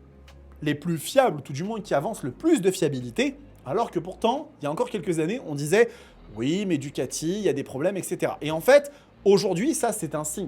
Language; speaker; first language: French; native; French